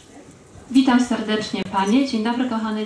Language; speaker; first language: Polish; native; Polish